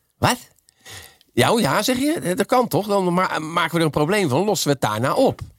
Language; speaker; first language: Dutch; native; Dutch